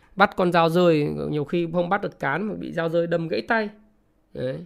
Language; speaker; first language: Vietnamese; native; Vietnamese